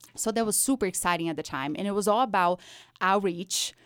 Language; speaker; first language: English; non-native, fluent; Portuguese